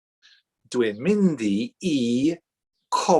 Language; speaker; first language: Welsh; non-native, learner; English